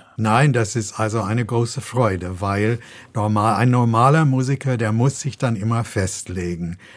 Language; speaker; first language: German; non-native, fluent; English